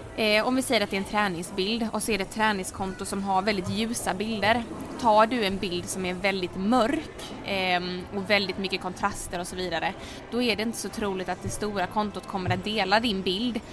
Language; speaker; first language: Swedish; native; Swedish